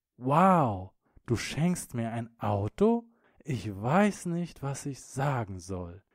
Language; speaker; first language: German; native; German